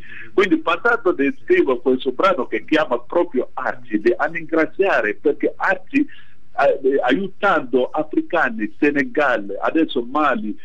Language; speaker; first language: Italian; non-native, fluent; Bambara